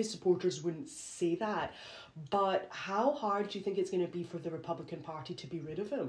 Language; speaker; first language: English; native; English